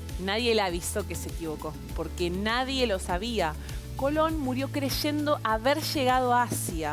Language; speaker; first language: Spanish; native; Spanish